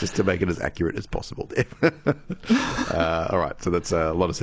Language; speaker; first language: English; native; English